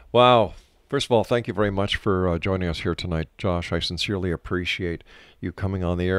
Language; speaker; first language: English; native; English